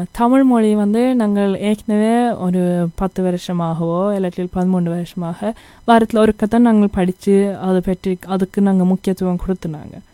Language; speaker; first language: Tamil; early bilingual, heritage; Tamil